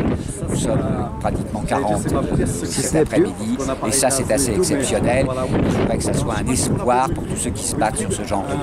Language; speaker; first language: French; native; French